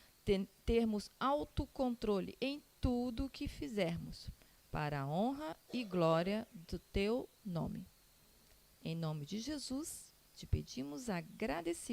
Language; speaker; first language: Portuguese; non-native, learner; Spanish